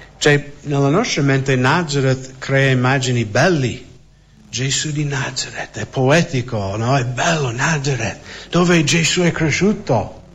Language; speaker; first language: Italian; non-native, fluent; English